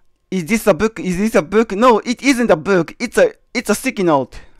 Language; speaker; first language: English; non-native, learner; Japanese